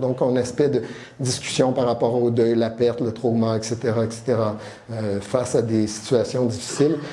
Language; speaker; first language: French; native; French